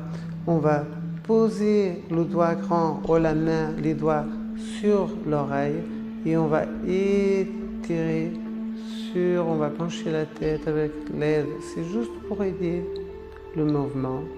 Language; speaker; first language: French; non-native, fluent; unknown